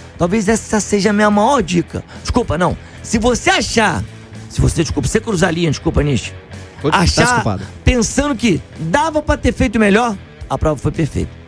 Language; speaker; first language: Portuguese; native; Portuguese